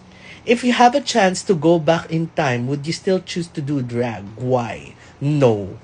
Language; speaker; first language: English; non-native, local second language; Filipino